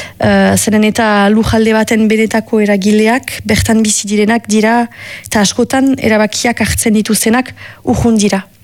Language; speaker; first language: Basque; native; Basque